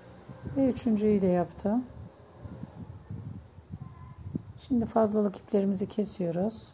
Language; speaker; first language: Turkish; native; Turkish